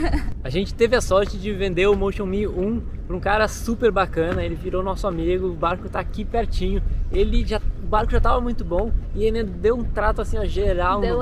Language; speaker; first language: Portuguese; native; Portuguese